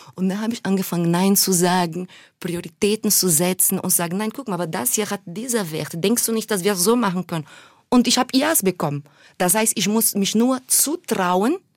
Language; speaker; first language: German; non-native, fluent; Portuguese